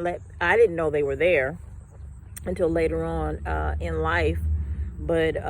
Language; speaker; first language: English; native; English